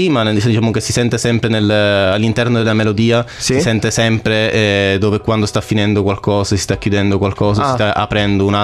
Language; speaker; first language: Italian; native; Italian